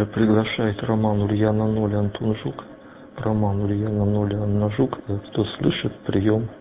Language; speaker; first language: Russian; native; Russian